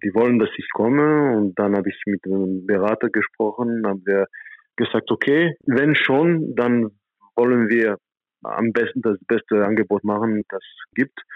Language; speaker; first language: German; non-native, fluent; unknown